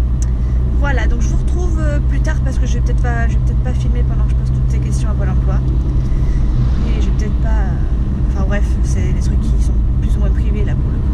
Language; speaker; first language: French; native; French